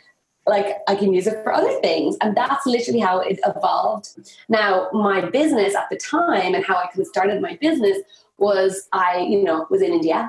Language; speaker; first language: English; native; English